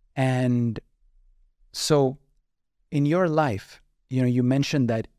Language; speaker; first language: English; non-native, local second language; Urdu